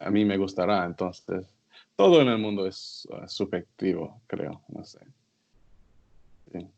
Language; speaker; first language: Spanish; non-native, learner; English